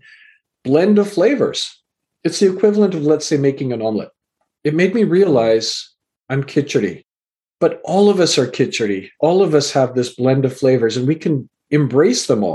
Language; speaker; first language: English; native; English